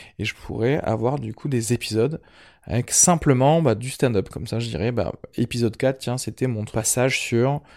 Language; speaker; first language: French; early bilingual, other home language; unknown